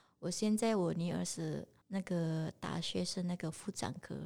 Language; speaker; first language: Chinese; non-native, learner; Indonesian